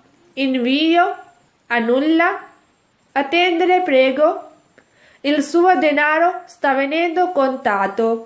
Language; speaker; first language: Italian; non-native, fluent; Urdu